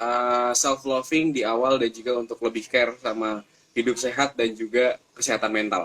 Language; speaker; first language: Indonesian; native; Indonesian